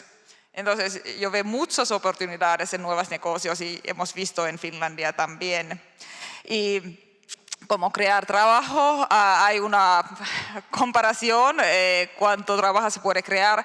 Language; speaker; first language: Spanish; non-native, learner; Finnish